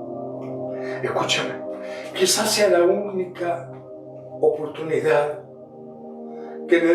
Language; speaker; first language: Spanish; native; Spanish